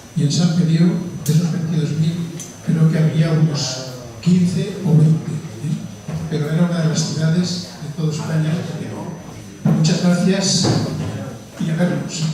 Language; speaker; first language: Spanish; native; Spanish